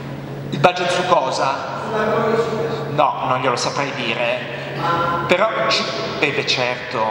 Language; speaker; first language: Italian; native; Italian